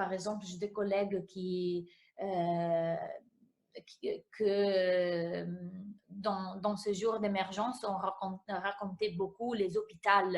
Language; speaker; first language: French; non-native, fluent; Italian